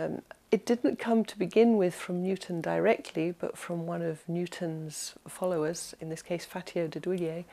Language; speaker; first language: English; native; English